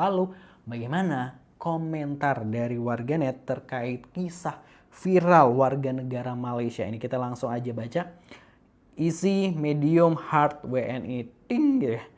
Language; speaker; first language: Indonesian; native; Indonesian